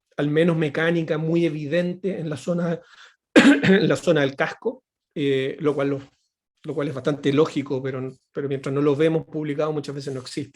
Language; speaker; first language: Spanish; native; Spanish